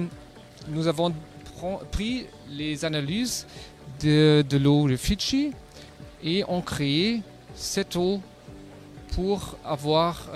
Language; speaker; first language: French; non-native, fluent; German